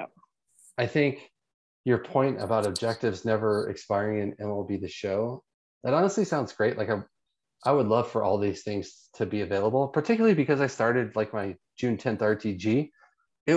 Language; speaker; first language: English; native; English